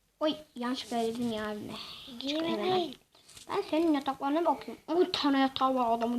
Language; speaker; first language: Turkish; native; Turkish